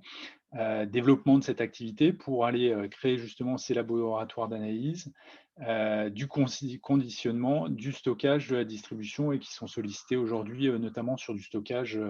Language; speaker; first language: French; native; French